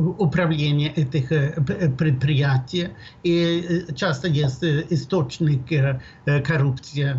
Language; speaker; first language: Russian; non-native, fluent; Swedish